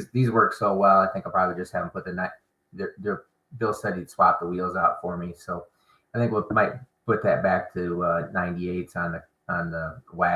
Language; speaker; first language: English; native; English